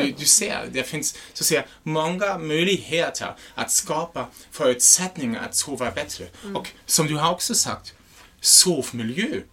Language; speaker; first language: Swedish; non-native, fluent; German